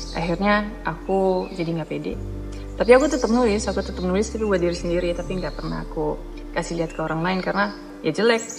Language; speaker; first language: Indonesian; non-native, fluent; Dutch